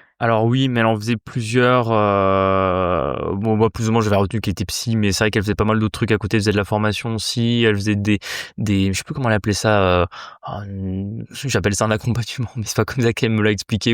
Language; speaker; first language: French; native; French